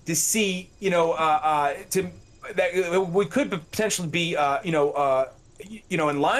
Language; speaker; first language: English; native; English